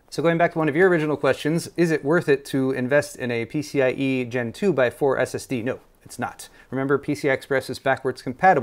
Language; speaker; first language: English; native; English